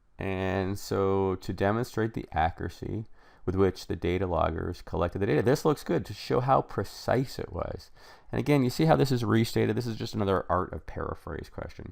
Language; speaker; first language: English; native; English